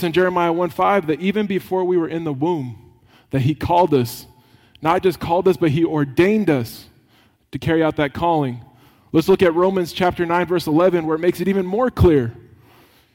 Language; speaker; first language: English; native; English